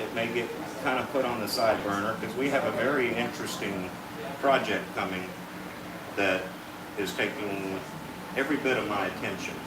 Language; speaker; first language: English; native; English